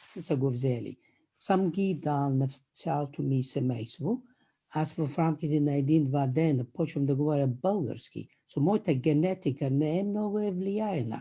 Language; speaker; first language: Bulgarian; non-native, fluent; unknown